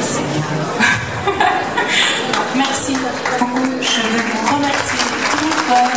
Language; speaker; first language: French; non-native, learner; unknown